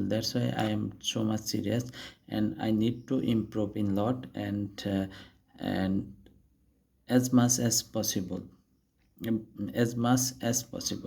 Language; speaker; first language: English; non-native, learner; Bangla